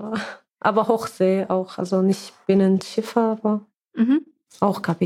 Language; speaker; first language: German; non-native, learner; Arabic